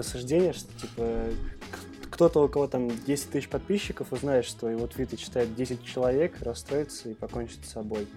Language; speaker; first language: Russian; native; Russian